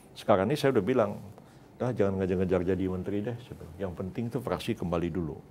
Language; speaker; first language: Indonesian; native; Indonesian